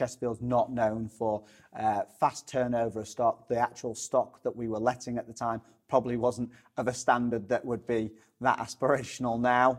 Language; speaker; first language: English; native; English